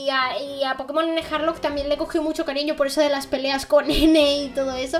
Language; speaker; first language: Spanish; native; Spanish